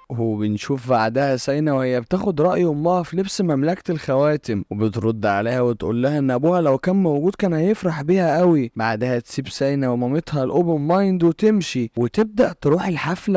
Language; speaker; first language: Arabic; native; Arabic